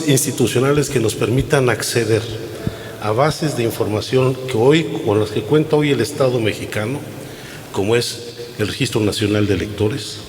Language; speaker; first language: Spanish; native; Spanish